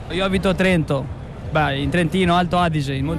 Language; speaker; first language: Italian; non-native, fluent; Spanish